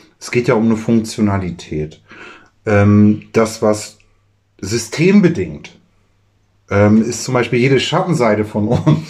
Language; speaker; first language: German; native; German